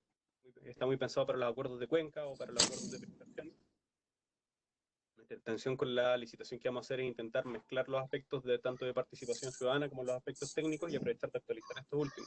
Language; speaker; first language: Spanish; native; Spanish